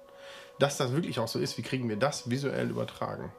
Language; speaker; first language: German; native; German